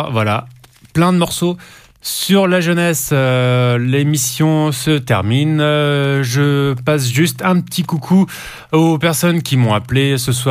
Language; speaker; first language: French; native; French